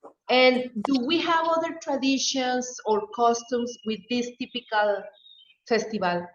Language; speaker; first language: English; non-native, fluent; Spanish